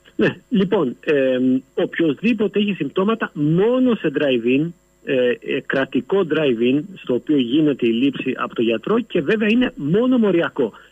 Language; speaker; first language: Greek; native; Greek